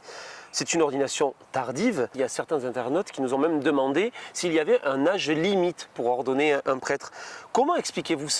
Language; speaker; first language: French; native; French